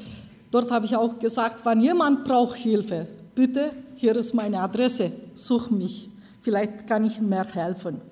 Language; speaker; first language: German; non-native, learner; Romanian